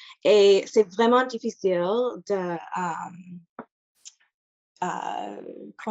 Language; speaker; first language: French; non-native, local second language; English